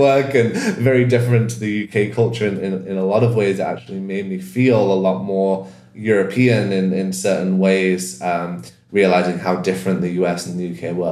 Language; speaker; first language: English; native; English